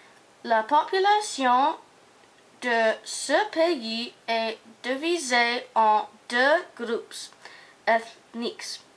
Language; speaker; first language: French; non-native, learner; English